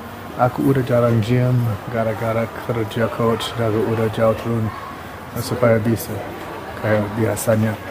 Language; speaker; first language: Indonesian; non-native, fluent; English